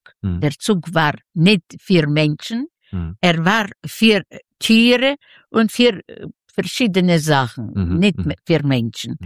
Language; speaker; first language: German; non-native, learner; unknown